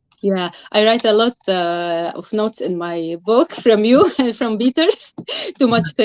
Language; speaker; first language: English; non-native, learner; Arabic